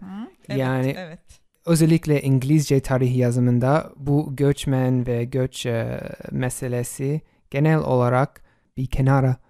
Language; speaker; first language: Turkish; non-native, fluent; English